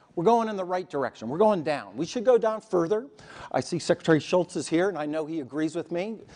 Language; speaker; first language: English; native; English